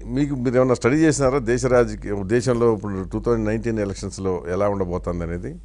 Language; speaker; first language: Telugu; native; Telugu